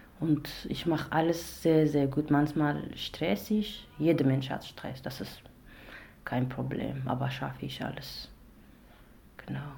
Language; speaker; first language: German; non-native, learner; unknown